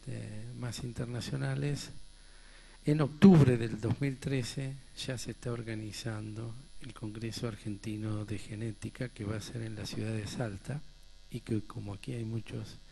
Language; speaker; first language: Spanish; native; Spanish